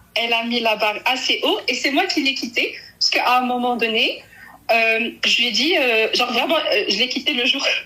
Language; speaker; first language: French; early bilingual, other home language; Arabic